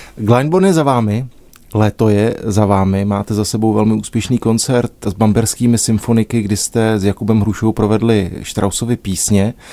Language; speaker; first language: Czech; native; Czech